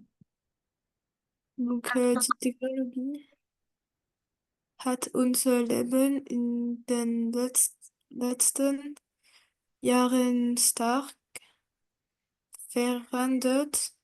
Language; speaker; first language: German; non-native, learner; French